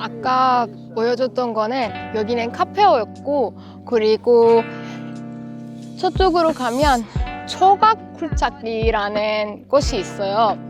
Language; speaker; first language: Korean; non-native, learner; Persian